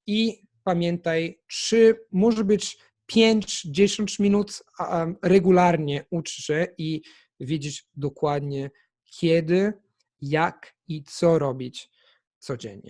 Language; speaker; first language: Polish; non-native, fluent; Italian